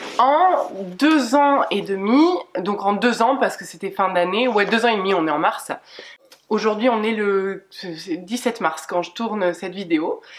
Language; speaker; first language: French; native; French